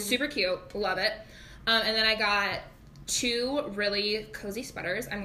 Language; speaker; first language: English; native; English